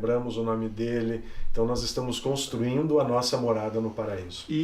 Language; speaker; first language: Portuguese; native; Portuguese